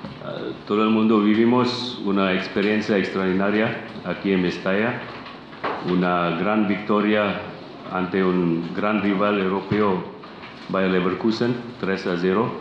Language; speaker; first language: Spanish; non-native, fluent; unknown